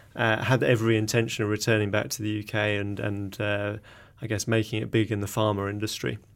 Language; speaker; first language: English; native; English